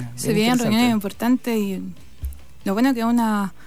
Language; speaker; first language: Spanish; native; Spanish